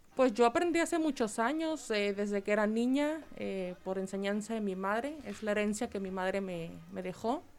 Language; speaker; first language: Spanish; native; Spanish